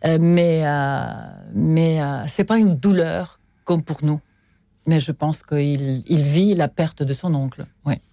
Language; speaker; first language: French; non-native, fluent; Russian